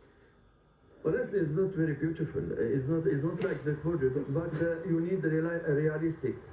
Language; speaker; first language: English; non-native, learner; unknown